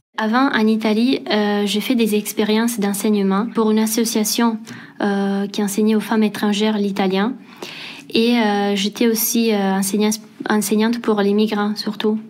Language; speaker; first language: French; non-native, fluent; Italian